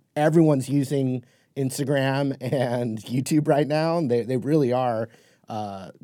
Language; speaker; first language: English; native; English